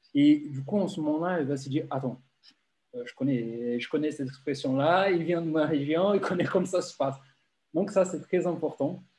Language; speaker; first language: French; non-native, fluent; Portuguese